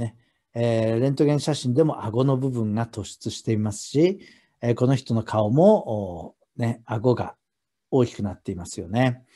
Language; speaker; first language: Japanese; native; Japanese